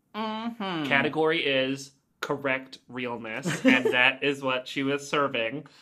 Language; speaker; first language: English; native; English